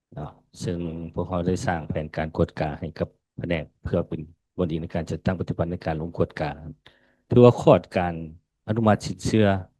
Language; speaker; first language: Lao; native; Lao